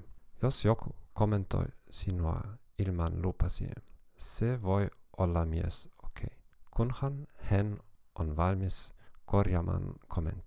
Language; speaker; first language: Finnish; non-native, fluent; German